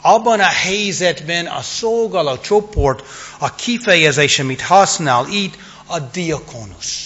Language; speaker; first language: Hungarian; non-native, fluent; English